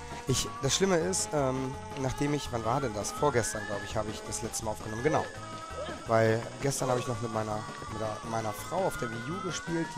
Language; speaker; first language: German; native; German